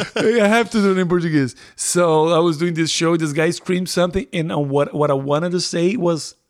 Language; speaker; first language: English; non-native, fluent; Portuguese